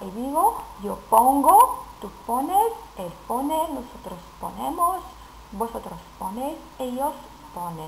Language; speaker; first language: Spanish; non-native, fluent; Arabic